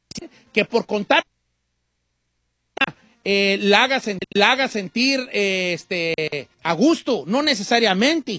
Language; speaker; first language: Spanish; native; Spanish